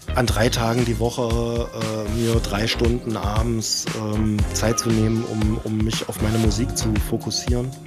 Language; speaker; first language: German; native; German